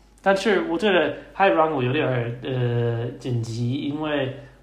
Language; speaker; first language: Chinese; non-native, learner; English